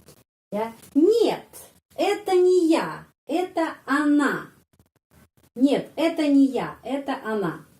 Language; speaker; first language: Russian; non-native, fluent; Indonesian